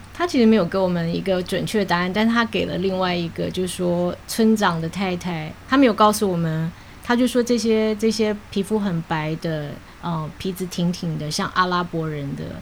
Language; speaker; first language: Chinese; native; Chinese